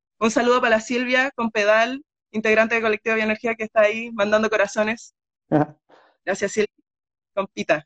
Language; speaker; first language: Spanish; native; Spanish